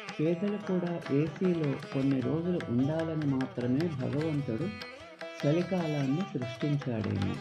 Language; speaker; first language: Telugu; native; Telugu